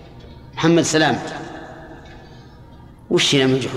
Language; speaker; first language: Arabic; native; Arabic